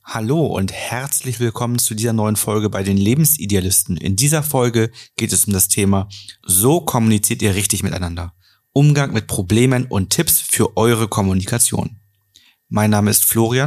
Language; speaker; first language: German; native; German